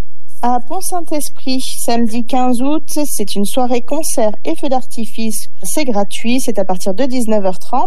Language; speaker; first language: French; native; French